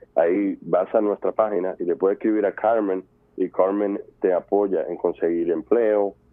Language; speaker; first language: Spanish; early bilingual, heritage; Spanish